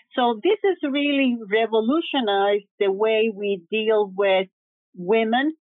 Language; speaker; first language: English; early bilingual, other home language; Spanish